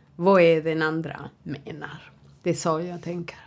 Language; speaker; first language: Swedish; non-native, fluent; Spanish